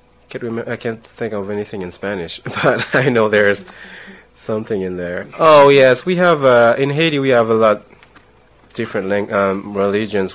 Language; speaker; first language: English; non-native, fluent; Haitian Creole